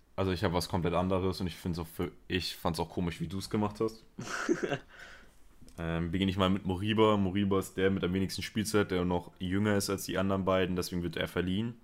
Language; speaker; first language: German; early bilingual, other home language; Spanish